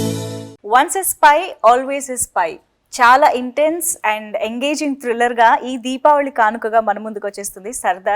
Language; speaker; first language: Telugu; native; Telugu